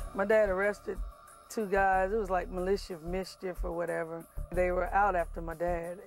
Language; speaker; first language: English; native; English